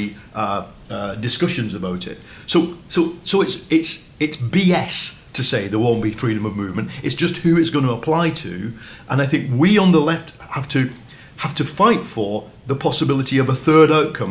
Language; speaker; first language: English; native; English